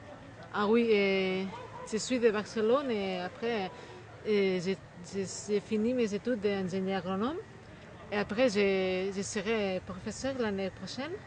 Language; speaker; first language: French; non-native, learner; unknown